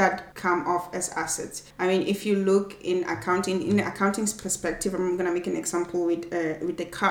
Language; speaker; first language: English; non-native, local second language; Swati